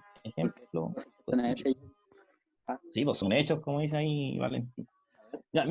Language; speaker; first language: Spanish; native; Spanish